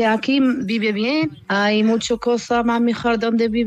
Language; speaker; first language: Spanish; non-native, learner; Arabic